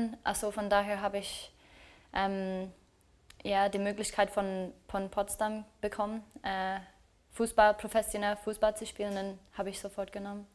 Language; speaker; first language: German; non-native, learner; English